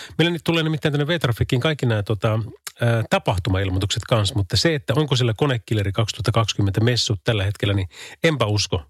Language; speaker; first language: Finnish; native; Finnish